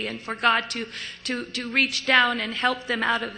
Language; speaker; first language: English; native; English